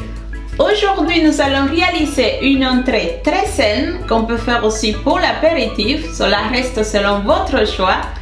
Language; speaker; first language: French; non-native, fluent; Spanish